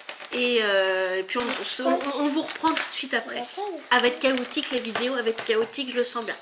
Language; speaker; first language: French; native; French